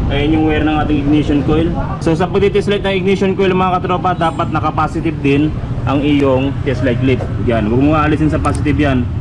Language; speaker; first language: Filipino; non-native, local second language; Pangasinan